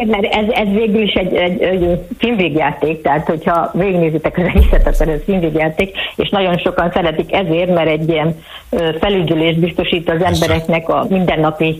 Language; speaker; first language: Hungarian; native; Hungarian